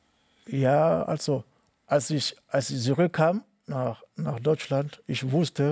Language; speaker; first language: German; non-native, learner; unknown